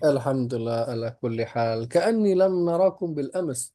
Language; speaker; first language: Arabic; non-native, fluent; Indonesian